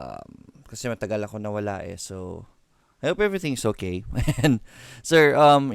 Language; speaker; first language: Filipino; native; Filipino